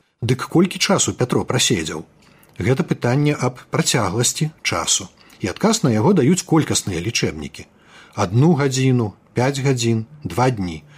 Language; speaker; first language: Belarusian; native; Belarusian